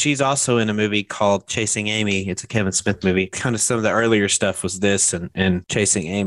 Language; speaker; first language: English; native; English